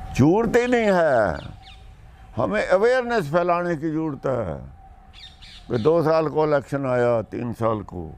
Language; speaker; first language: Hindi; non-native, local second language; Punjabi